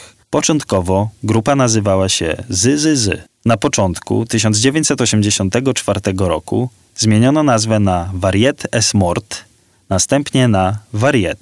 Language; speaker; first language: Polish; native; Polish